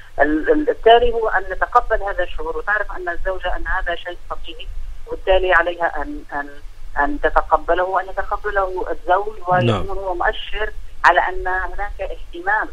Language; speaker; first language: Arabic; native; Arabic